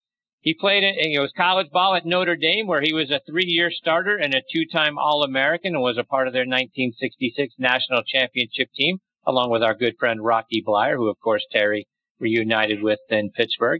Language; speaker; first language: English; native; English